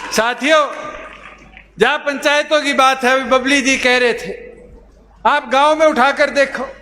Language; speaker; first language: Hindi; native; Hindi